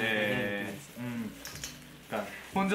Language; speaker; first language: Korean; early bilingual, heritage; English